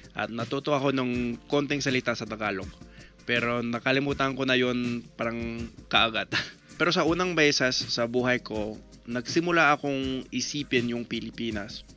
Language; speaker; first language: Filipino; non-native, fluent; English